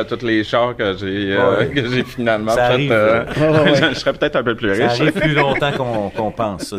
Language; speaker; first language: French; native; French